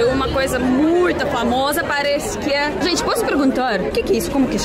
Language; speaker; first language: Portuguese; non-native, fluent; Russian